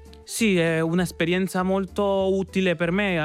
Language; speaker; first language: Italian; non-native, fluent; Spanish